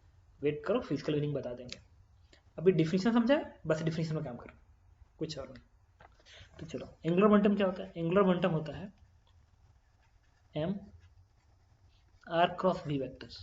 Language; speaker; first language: Hindi; native; Hindi